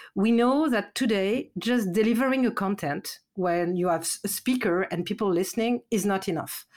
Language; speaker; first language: English; non-native, fluent; French